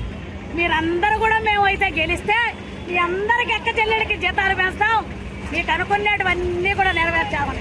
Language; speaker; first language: Telugu; native; Telugu